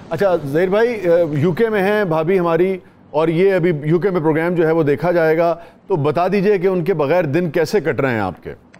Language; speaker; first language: Urdu; native; Urdu